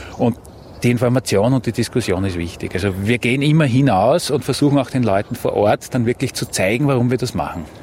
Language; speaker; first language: German; native; German